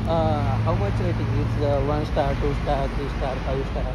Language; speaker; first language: English; non-native, learner; Hindi